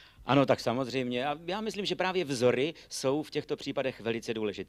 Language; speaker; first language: Czech; native; Czech